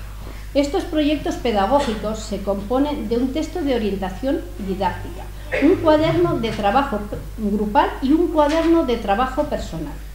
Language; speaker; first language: Spanish; native; Spanish